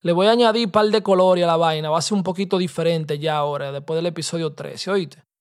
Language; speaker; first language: Spanish; early bilingual, heritage; Spanish